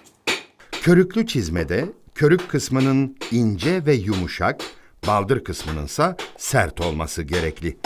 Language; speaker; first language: Turkish; native; Turkish